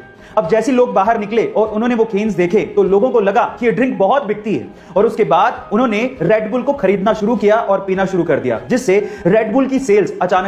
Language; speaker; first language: Hindi; native; Hindi